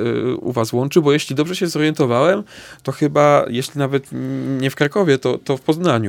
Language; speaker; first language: Polish; native; Polish